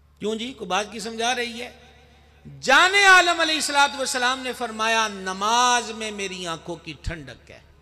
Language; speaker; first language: Urdu; non-native, local second language; Punjabi